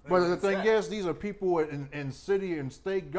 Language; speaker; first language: English; native; English